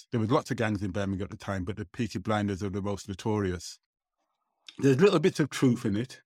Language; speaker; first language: English; native; English